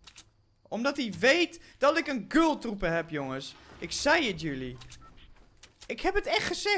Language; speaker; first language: Dutch; native; Dutch